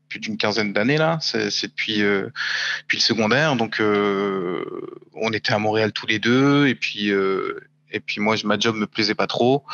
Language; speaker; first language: French; native; French